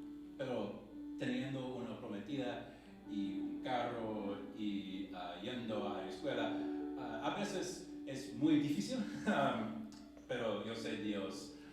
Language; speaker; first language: Spanish; non-native, learner; English